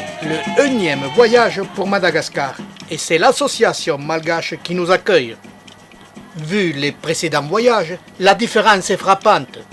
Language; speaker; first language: French; native; French